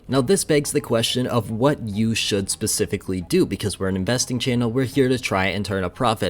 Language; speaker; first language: English; native; English